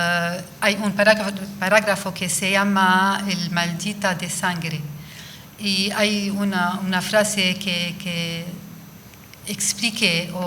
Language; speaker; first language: Spanish; non-native, fluent; Arabic